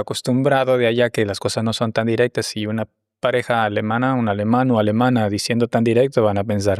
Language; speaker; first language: Spanish; native; Spanish